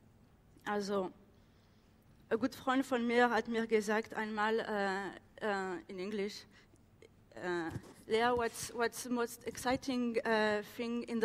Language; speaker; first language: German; non-native, learner; French